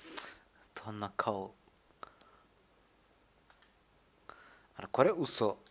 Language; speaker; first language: Japanese; non-native, learner; German